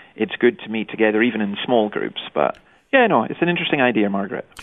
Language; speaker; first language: English; native; English